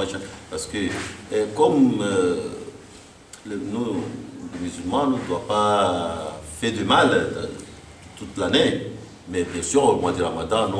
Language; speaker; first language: French; non-native, fluent; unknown